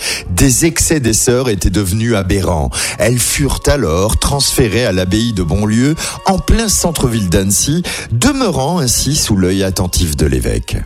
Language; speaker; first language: French; native; French